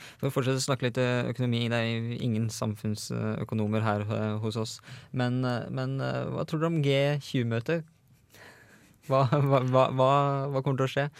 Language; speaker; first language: Norwegian; native; Norwegian